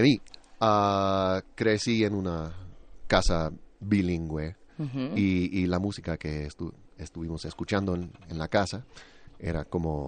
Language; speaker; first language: Spanish; early bilingual, other home language; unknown